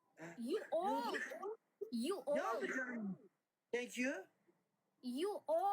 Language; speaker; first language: English; non-native, learner; Russian